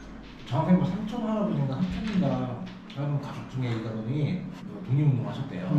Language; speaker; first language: Korean; native; Korean